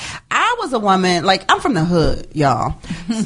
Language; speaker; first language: English; native; English